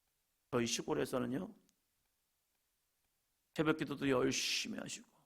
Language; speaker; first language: Korean; native; Korean